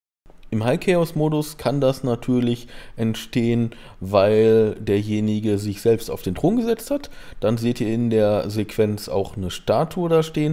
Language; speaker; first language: German; native; German